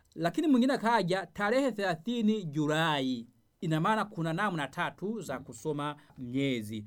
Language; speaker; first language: Swahili; non-native, local second language; Rundi